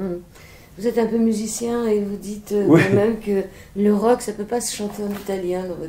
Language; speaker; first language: French; native; French